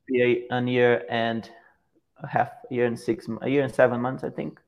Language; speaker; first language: English; non-native, fluent; Portuguese